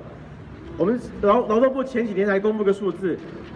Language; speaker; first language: Chinese; native; Chinese